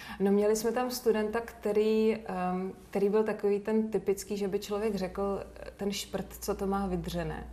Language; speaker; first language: Czech; native; Czech